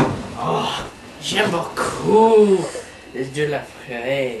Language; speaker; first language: French; non-native, learner; English